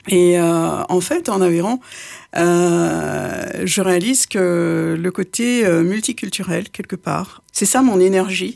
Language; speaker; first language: French; non-native, local second language; Morisyen